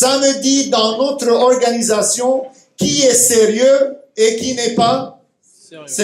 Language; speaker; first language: French; non-native, fluent; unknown